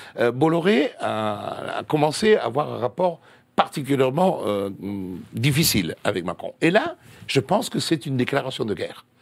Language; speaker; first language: French; non-native, fluent; Italian